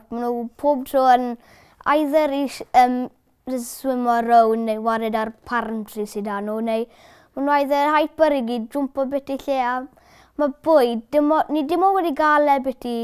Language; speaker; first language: Welsh; native; Welsh